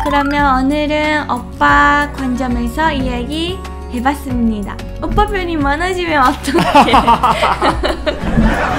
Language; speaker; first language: Korean; non-native, fluent; Japanese